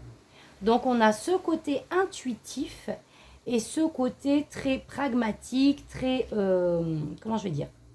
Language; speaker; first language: French; native; French